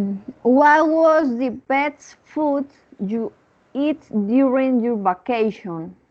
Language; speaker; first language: English; non-native, learner; Spanish